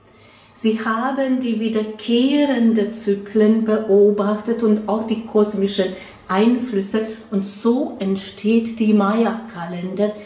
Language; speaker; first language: German; non-native, fluent; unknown